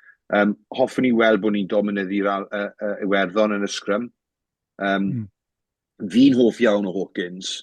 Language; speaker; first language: Welsh; native; Welsh